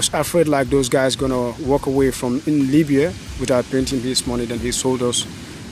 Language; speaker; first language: English; non-native, local second language; Wolof